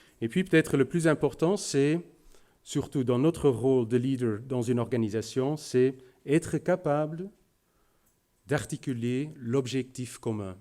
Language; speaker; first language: French; non-native, local second language; Dutch